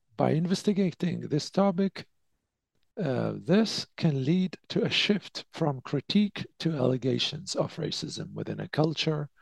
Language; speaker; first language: English; non-native, fluent; Arabic